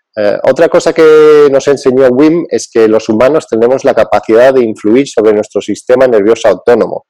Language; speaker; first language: Spanish; early bilingual, other home language; English